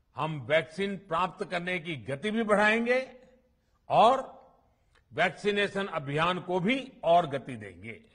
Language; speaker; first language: Hindi; non-native, local second language; Gujarati